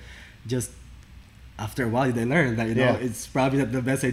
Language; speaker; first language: English; non-native, local second language; Filipino